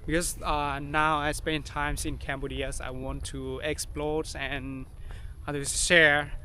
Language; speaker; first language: English; non-native, learner; Thai